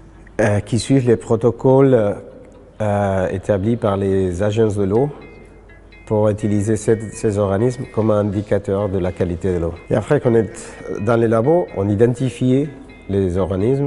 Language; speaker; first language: French; non-native, fluent; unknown